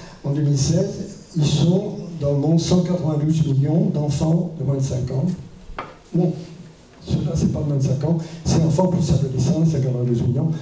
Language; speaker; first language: French; native; French